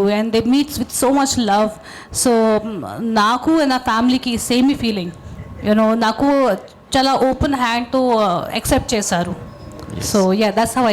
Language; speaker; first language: Telugu; non-native, learner; Hindi